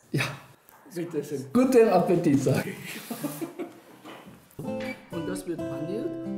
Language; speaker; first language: German; non-native, fluent; Japanese